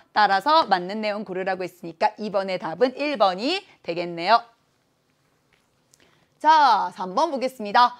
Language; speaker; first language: Korean; native; Korean